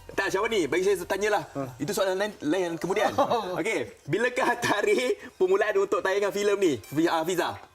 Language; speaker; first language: Malay; native; Malay